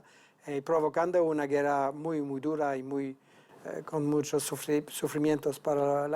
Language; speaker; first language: Spanish; non-native, fluent; French